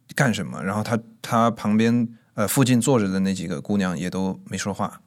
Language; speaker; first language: Chinese; native; Chinese